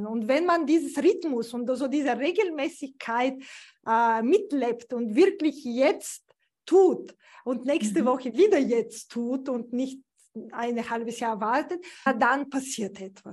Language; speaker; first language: German; non-native, fluent; Bulgarian